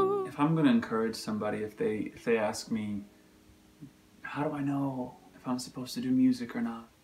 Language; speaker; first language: English; native; English